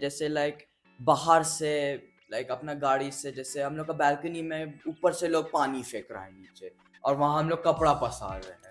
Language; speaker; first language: Hindi; early bilingual, heritage; English